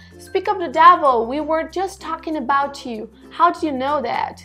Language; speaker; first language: English; non-native, fluent; Portuguese